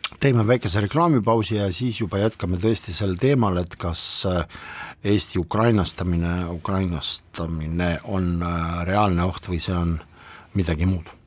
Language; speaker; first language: Estonian; non-native, local second language; Russian